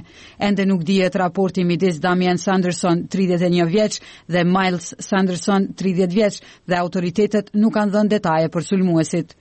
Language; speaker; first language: Albanian; native; Albanian